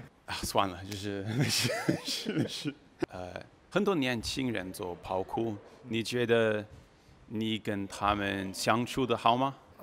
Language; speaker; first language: Chinese; non-native, learner; English